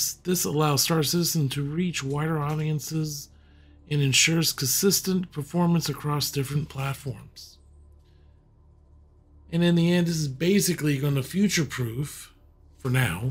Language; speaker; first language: English; native; English